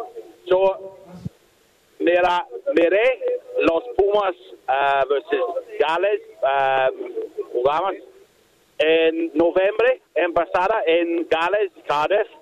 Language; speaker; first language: Spanish; non-native, learner; English